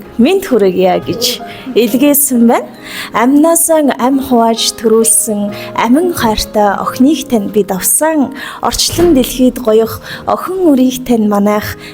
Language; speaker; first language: Mongolian; non-native, local second language; Kazakh